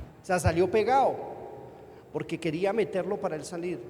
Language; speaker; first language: Spanish; native; Spanish